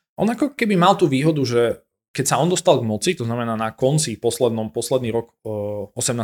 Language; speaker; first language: Slovak; native; Slovak